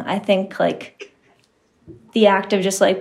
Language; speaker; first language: English; native; English